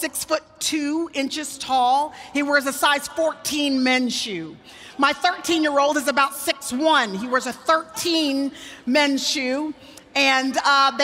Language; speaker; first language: English; native; English